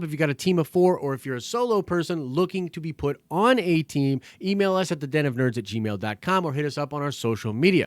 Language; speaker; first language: English; native; English